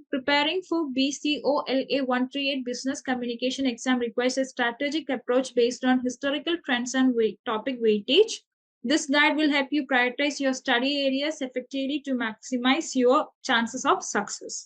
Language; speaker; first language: English; non-native, local second language; Malayalam